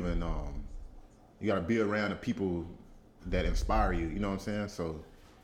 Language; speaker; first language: English; native; English